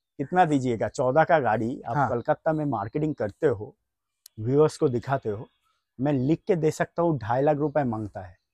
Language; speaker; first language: Hindi; non-native, local second language; Bangla